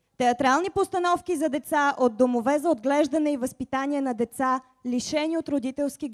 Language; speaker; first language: Bulgarian; native; Bulgarian